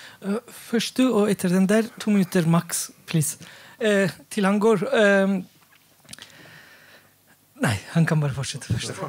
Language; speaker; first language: Norwegian; non-native, fluent; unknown